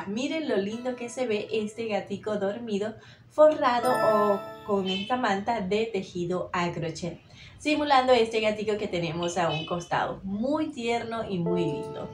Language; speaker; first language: Spanish; native; Spanish